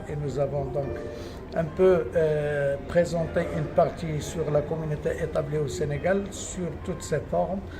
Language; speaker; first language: French; non-native, local second language; Arabic